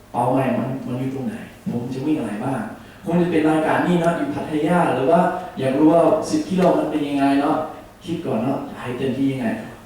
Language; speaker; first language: Thai; non-native, learner; English